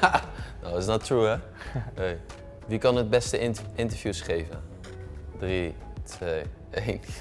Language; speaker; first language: Dutch; native; Dutch